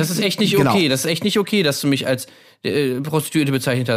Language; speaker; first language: German; native; German